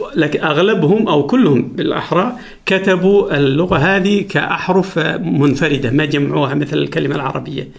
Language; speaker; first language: Arabic; non-native, local second language; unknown